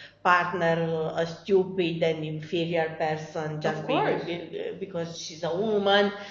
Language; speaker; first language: English; non-native, fluent; Romanian